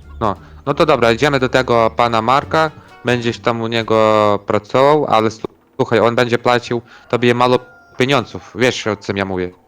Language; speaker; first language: Polish; non-native, learner; Ukrainian